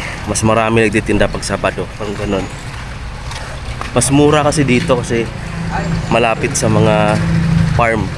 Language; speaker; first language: Filipino; non-native, local second language; Waray